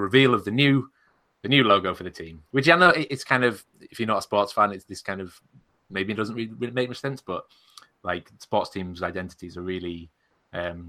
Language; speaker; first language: English; native; English